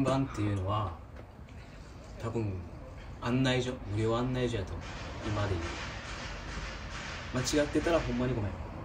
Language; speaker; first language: Japanese; native; Japanese